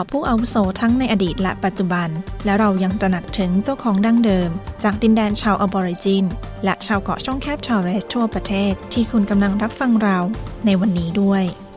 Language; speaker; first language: Thai; native; Thai